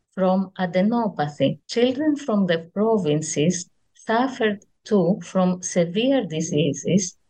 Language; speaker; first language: English; non-native, fluent; Greek